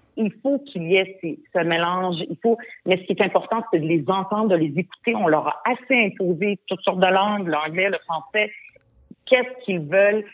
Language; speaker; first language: French; early bilingual, other home language; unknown